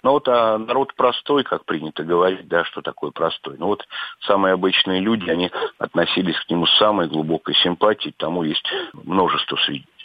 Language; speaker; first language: Russian; native; Russian